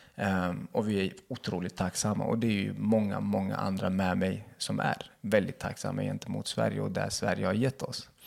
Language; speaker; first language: Swedish; early bilingual, other home language; Kurdish